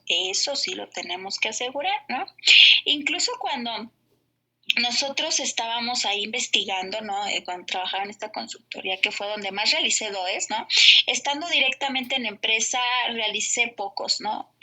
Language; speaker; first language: Spanish; native; Spanish